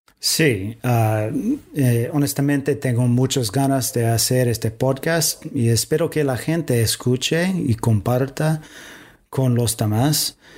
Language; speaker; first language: Spanish; non-native, fluent; English